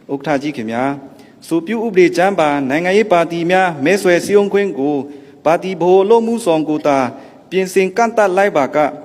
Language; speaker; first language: Burmese; non-native, local second language; Pa'o Karen